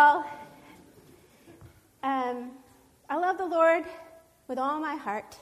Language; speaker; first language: English; native; English